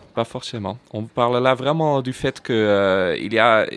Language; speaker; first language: French; non-native, fluent; Dutch